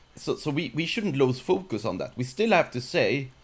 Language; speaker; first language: English; non-native, fluent; Swedish